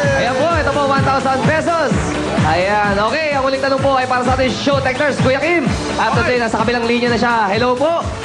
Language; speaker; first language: Filipino; native; Filipino